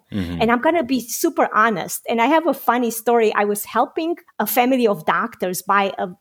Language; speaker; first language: English; non-native, fluent; Romanian